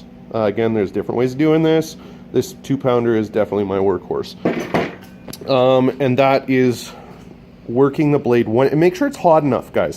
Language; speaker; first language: English; native; English